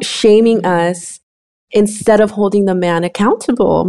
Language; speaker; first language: English; early bilingual, other home language; Spanish